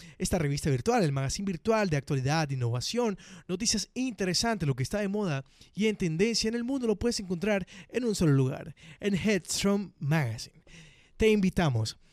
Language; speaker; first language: Spanish; native; Spanish